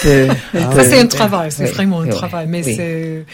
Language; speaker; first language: French; non-native, learner; English